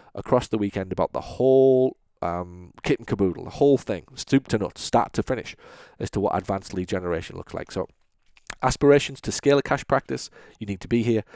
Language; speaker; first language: English; native; English